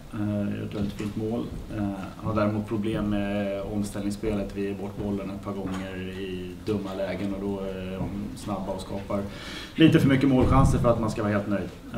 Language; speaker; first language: Swedish; native; Swedish